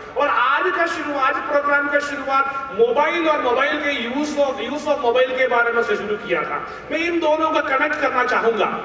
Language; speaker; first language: Hindi; non-native, local second language; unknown